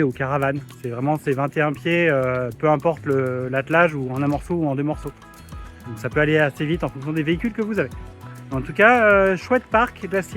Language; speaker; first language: French; native; French